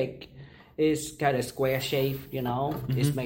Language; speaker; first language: English; non-native, learner; Vietnamese